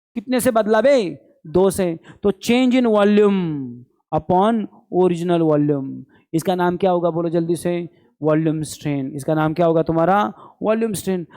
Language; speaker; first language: Hindi; non-native, local second language; Marathi